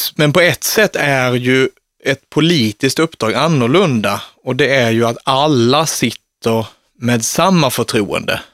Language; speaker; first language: Swedish; native; Swedish